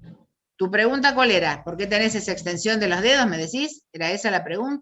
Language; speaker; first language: Spanish; native; Spanish